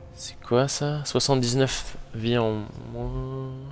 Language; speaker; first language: French; native; French